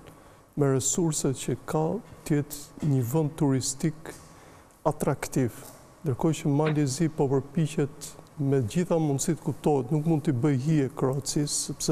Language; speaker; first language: Albanian; native; Albanian